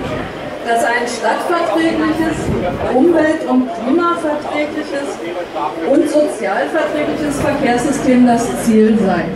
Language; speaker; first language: German; native; German